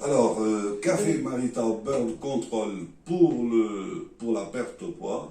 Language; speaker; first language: French; non-native, learner; Portuguese